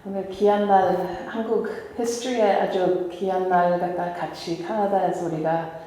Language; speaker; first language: Korean; early bilingual, heritage; Korean